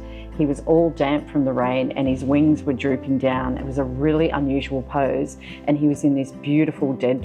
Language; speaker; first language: English; native; English